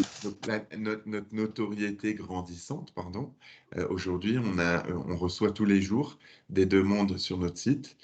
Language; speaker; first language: French; native; French